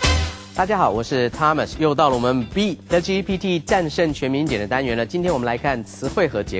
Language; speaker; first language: Chinese; native; Chinese